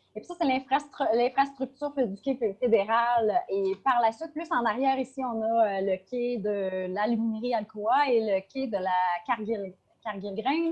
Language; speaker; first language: French; native; French